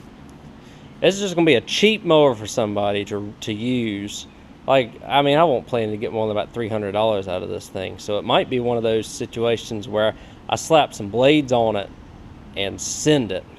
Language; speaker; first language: English; native; English